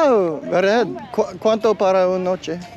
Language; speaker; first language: Spanish; non-native, learner; English